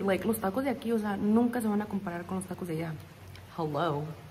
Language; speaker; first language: Spanish; early bilingual, heritage; Spanish